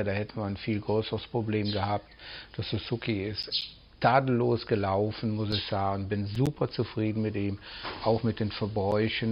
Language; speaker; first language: German; native; German